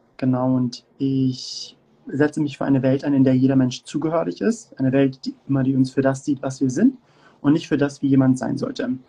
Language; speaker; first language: German; early bilingual, other home language; Turkish